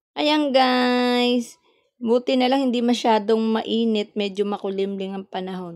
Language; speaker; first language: Filipino; non-native, local second language; Waray